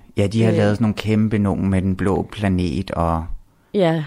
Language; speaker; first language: Danish; native; Danish